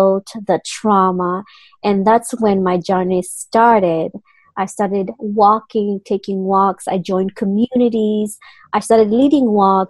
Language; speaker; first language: English; non-native, fluent; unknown